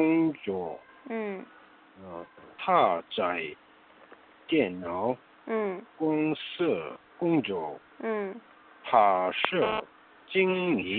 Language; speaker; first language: Chinese; non-native, learner; Korean